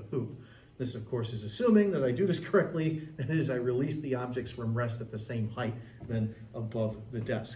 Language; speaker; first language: English; native; English